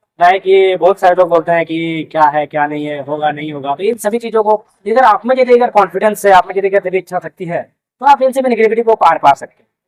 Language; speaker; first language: Hindi; non-native, local second language; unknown